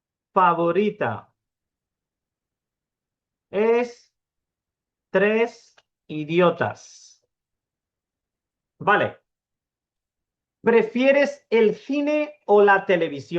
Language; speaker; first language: Spanish; non-native, fluent; Urdu